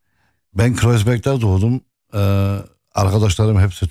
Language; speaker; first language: Turkish; non-native, fluent; Arabic